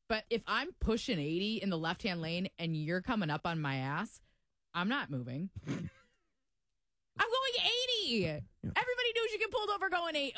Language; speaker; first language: English; native; English